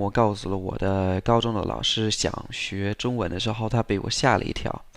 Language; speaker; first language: Chinese; non-native, fluent; English